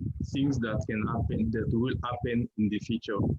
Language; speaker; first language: English; non-native, learner; French